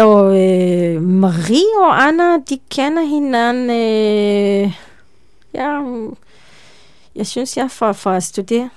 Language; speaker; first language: Danish; non-native, learner; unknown